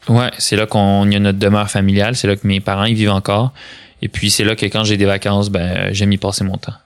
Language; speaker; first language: French; early bilingual, other home language; Arabic